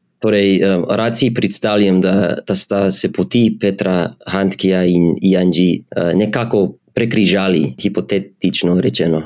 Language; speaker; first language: Slovenian; non-native, fluent; English